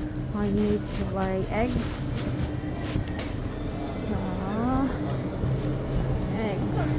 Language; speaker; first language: English; non-native, local second language; Filipino